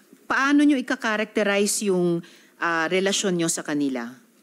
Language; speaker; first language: Filipino; native; Filipino